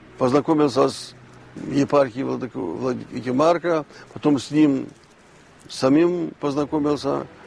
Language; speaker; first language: Russian; non-native, local second language; Romanian